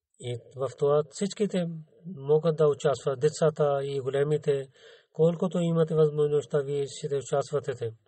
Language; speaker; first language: Bulgarian; non-native, fluent; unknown